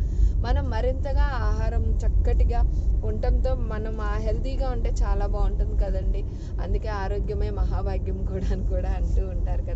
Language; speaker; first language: Telugu; native; Telugu